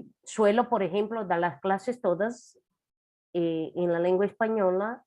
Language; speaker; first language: Spanish; non-native, fluent; Portuguese